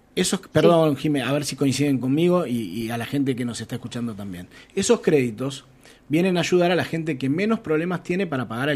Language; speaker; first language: Spanish; native; Spanish